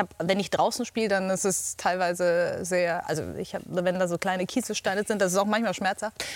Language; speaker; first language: German; native; German